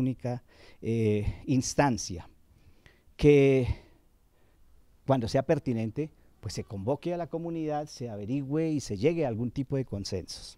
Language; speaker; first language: Spanish; native; Spanish